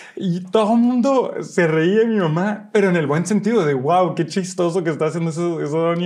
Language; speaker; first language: Spanish; early bilingual, heritage; Spanish